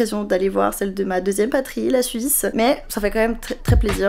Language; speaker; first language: French; native; French